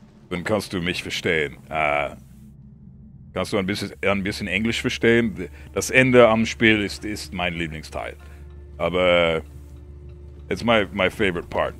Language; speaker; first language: German; early bilingual, heritage; German